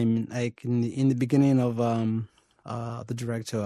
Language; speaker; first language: English; non-native, local second language; Yoruba